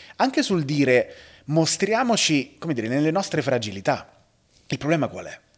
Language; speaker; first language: Italian; native; Italian